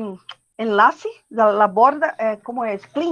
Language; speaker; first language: Spanish; non-native, learner; Portuguese